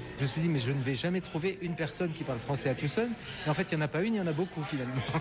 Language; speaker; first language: French; native; French